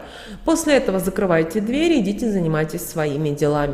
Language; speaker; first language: Russian; native; Russian